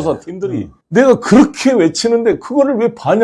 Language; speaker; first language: Korean; native; Korean